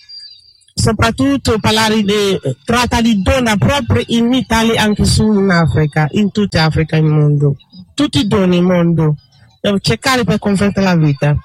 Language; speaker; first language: Italian; non-native, learner; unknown